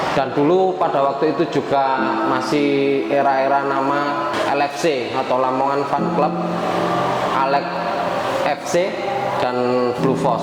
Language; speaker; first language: Indonesian; non-native, local second language; Javanese